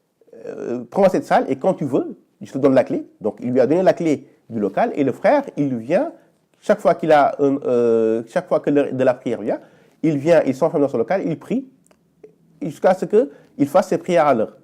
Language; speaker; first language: French; native; French